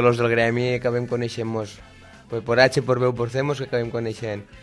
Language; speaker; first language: Catalan; native; Catalan